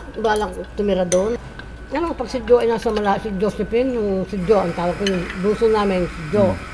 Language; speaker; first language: Filipino; native; Filipino